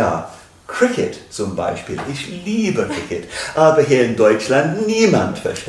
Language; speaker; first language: German; non-native, fluent; English